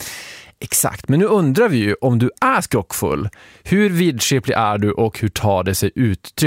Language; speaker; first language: Swedish; native; Swedish